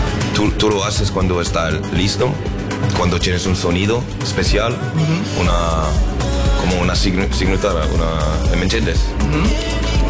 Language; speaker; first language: Spanish; non-native, learner; French